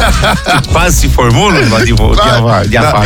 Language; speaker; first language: Portuguese; native; Portuguese